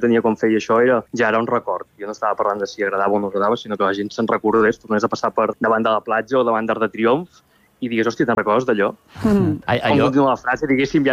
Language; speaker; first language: Catalan; native; Catalan